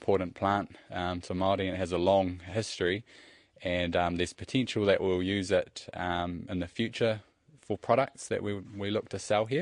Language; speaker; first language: English; native; English